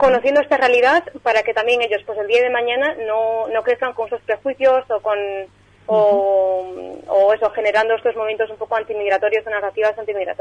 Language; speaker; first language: Spanish; native; Spanish